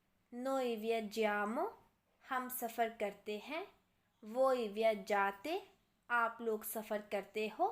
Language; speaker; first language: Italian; non-native, fluent; Urdu